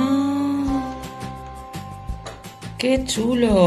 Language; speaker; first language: Spanish; native; Spanish